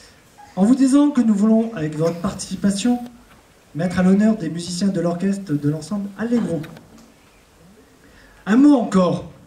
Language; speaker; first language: French; native; French